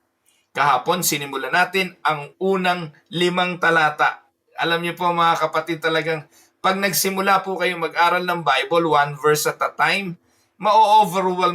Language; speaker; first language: Filipino; native; Filipino